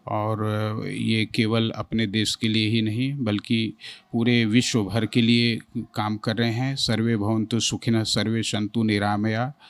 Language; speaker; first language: Hindi; native; Hindi